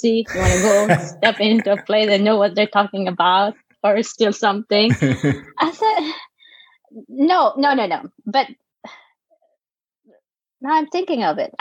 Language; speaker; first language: English; non-native, local second language; Filipino